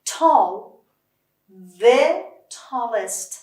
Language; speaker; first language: English; non-native, fluent; Persian